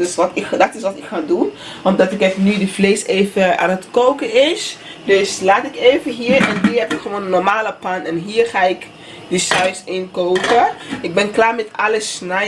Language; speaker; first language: Dutch; non-native, fluent; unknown